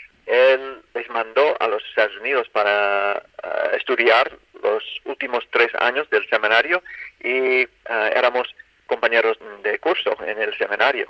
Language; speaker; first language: Spanish; non-native, fluent; English